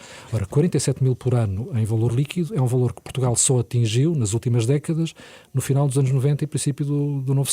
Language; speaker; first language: Portuguese; native; Portuguese